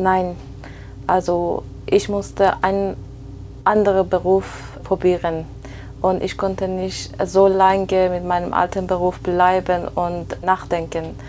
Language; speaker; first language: German; non-native, fluent; Persian